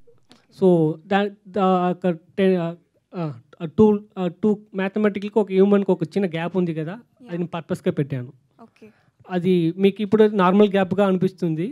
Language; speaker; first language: Telugu; non-native, learner; Tamil